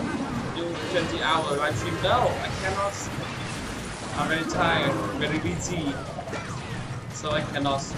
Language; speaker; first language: English; non-native, learner; Vietnamese